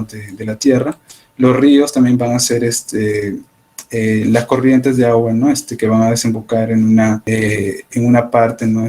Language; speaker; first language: Spanish; native; Spanish